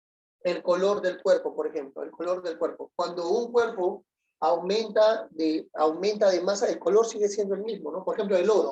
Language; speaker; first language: Spanish; native; Spanish